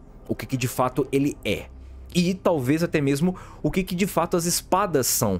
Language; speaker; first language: Portuguese; native; Portuguese